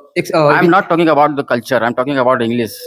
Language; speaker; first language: English; non-native, learner; Hindi